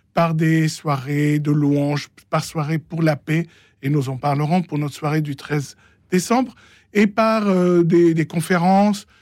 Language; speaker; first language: French; non-native, local second language; Arabic